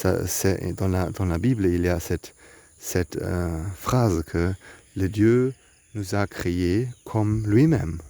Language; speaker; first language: French; non-native, learner; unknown